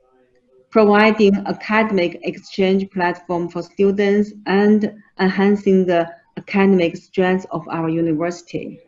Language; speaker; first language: English; non-native, fluent; Chinese